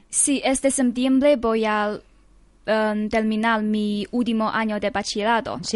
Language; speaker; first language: Spanish; non-native, fluent; Chinese